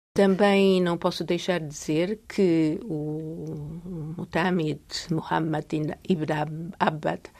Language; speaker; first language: Portuguese; non-native, fluent; Polish